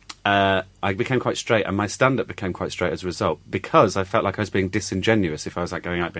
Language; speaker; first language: English; native; English